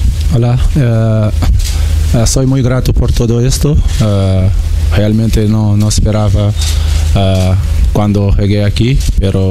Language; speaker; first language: Spanish; non-native, learner; Portuguese